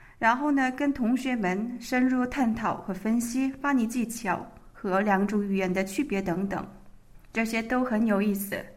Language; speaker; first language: Chinese; non-native, fluent; Korean